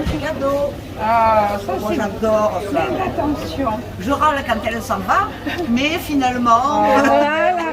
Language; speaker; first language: French; native; French